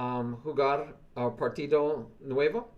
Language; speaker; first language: Spanish; non-native, learner; English